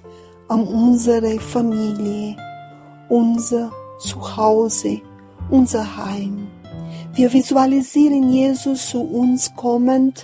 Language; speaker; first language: German; non-native, fluent; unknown